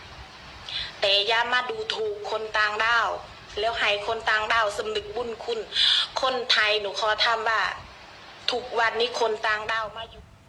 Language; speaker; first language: Thai; non-native, fluent; Khmer